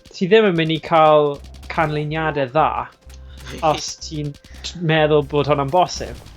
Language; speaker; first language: Welsh; native; Welsh